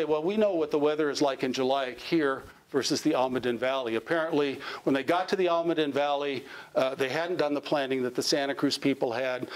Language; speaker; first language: English; native; English